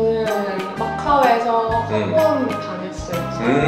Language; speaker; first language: Korean; non-native, learner; Cantonese